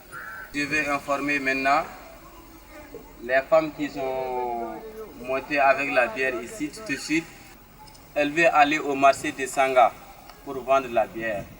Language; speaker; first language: French; non-native, learner; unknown